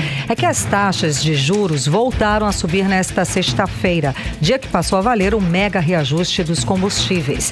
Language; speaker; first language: Portuguese; native; Portuguese